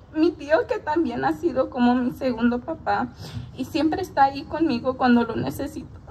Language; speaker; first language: Spanish; early bilingual, heritage; Spanish